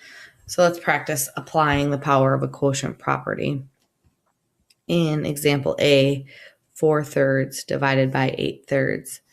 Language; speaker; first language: English; native; English